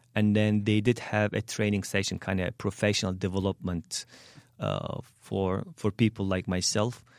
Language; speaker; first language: English; non-native, fluent; Turkish